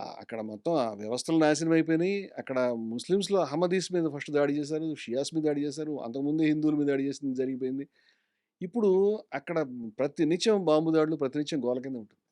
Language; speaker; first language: Telugu; native; Telugu